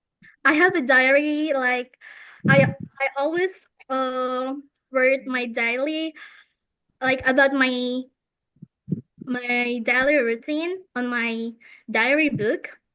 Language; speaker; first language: English; non-native, fluent; Indonesian